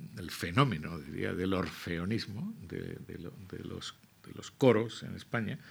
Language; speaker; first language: Spanish; native; Spanish